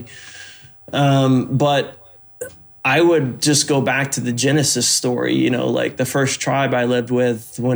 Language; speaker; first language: English; native; English